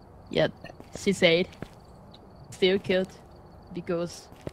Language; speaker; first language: English; non-native, learner; Japanese